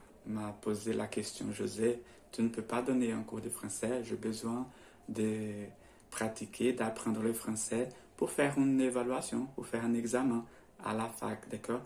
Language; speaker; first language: French; non-native, learner; Portuguese